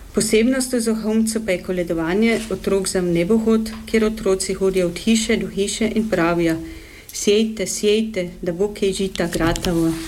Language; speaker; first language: Slovenian; native; Slovenian